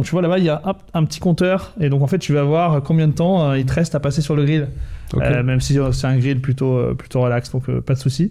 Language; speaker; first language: French; native; French